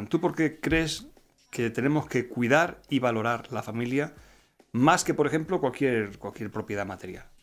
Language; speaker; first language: Spanish; native; Spanish